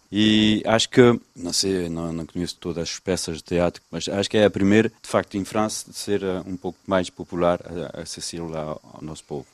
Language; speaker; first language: Portuguese; early bilingual, other home language; French